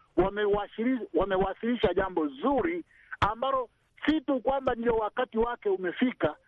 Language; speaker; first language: Swahili; native; Swahili